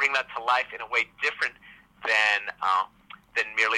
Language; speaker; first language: English; native; English